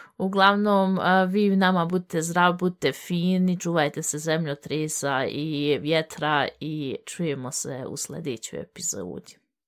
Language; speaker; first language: Bosnian; early bilingual, heritage; Bosnian